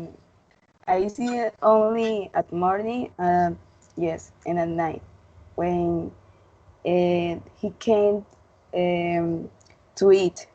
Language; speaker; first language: English; non-native, learner; Spanish